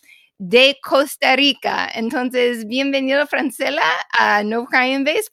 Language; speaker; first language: Spanish; non-native, fluent; English